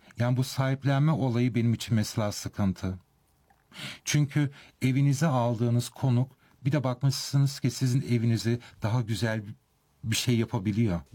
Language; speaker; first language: Turkish; early bilingual, heritage; Turkish